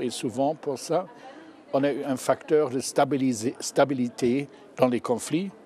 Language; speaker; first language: French; non-native, fluent; German